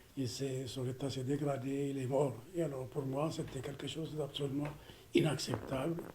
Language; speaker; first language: French; non-native, fluent; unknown